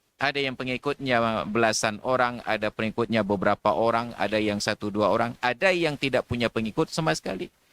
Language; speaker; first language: Malay; non-native, local second language; Achinese